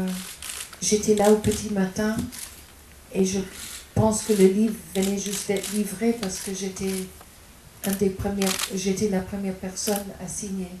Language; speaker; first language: French; non-native, fluent; English